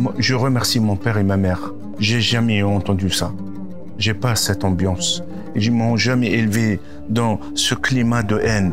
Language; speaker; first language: French; non-native, local second language; Arabic